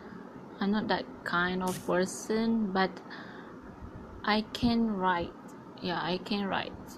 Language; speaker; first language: English; non-native, learner; Malay